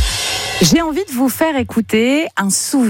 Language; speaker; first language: French; native; French